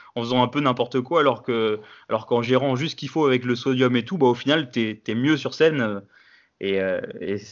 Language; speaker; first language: French; native; French